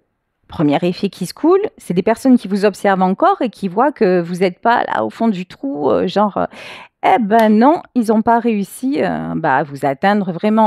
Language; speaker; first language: French; native; French